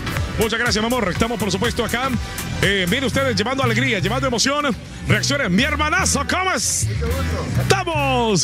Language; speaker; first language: Spanish; native; Spanish